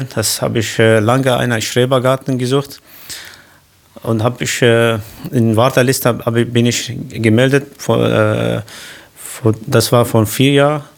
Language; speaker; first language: German; non-native, learner; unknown